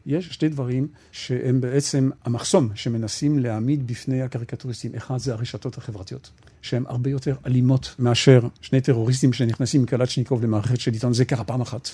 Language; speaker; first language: Hebrew; non-native, fluent; French